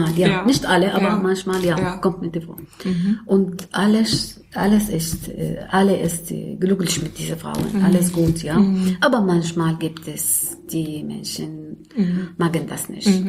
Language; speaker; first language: German; non-native, learner; Arabic